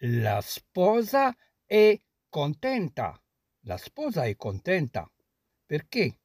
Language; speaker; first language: Italian; non-native, fluent; Arabic